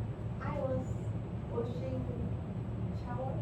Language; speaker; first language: English; non-native, learner; Korean